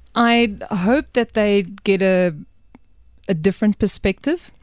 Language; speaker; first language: English; non-native, local second language; Afrikaans